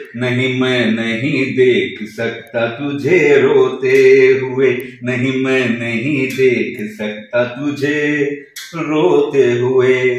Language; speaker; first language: Hindi; non-native, local second language; Bangla